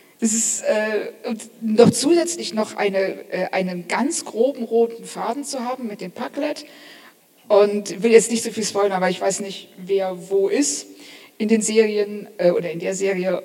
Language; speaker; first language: German; native; German